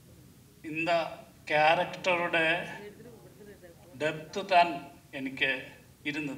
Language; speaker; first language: Tamil; non-native, learner; Malayalam